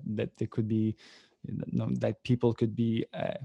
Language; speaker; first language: English; native; English